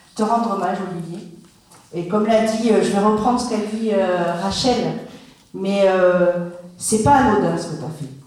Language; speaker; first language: French; native; French